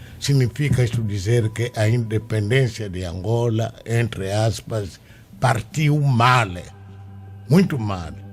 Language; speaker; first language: Portuguese; non-native, local second language; Kongo